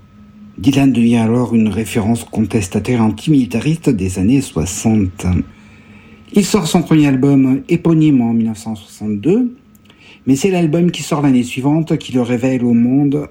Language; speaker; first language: French; native; French